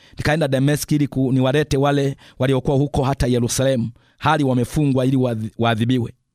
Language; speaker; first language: Swahili; native; Swahili